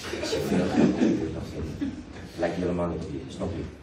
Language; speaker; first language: Dutch; non-native, learner; Indonesian